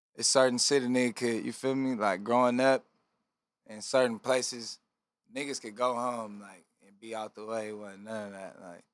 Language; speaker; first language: English; native; English